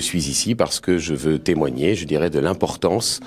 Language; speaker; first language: French; native; French